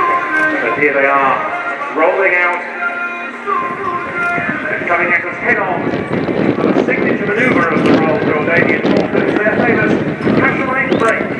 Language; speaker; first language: English; native; English